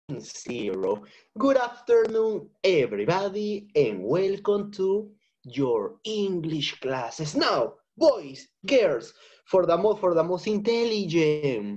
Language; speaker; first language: English; non-native, fluent; Spanish